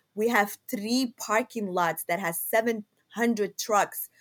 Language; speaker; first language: English; non-native, fluent; Somali